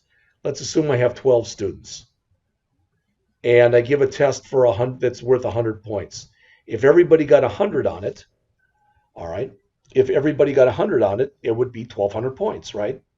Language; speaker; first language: English; native; English